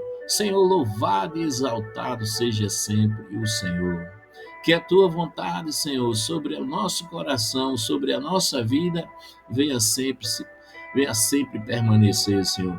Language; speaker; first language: Portuguese; native; Portuguese